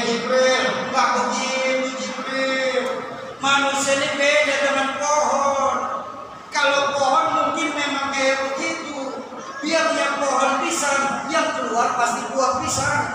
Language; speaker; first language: Indonesian; native; Indonesian